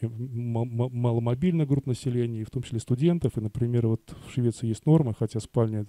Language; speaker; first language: Russian; native; Russian